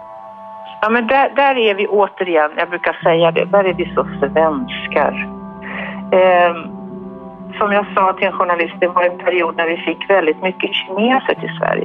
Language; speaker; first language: Swedish; native; Swedish